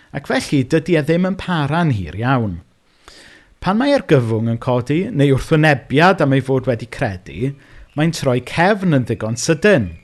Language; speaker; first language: Welsh; native; Welsh